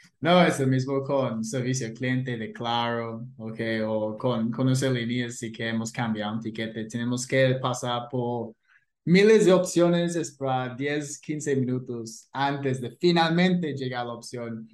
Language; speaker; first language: Spanish; non-native, fluent; English